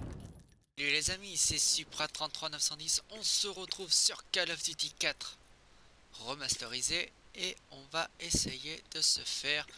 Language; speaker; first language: French; native; French